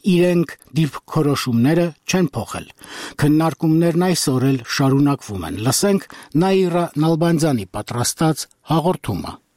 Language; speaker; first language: Armenian; native; Armenian